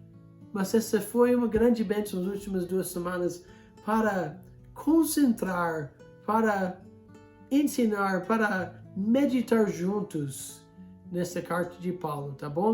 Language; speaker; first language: Portuguese; non-native, fluent; English